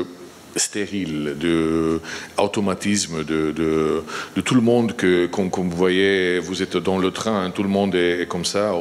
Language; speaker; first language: French; non-native, fluent; Slovenian